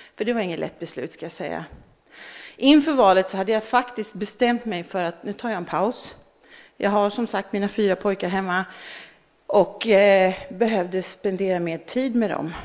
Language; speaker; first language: Swedish; early bilingual, other home language; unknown